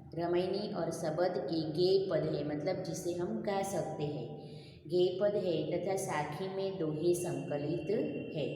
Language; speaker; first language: Hindi; non-native, local second language; Gujarati